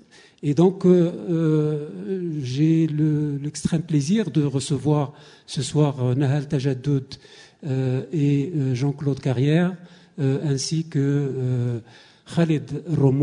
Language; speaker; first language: French; native; French